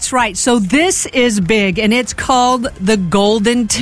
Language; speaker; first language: English; native; English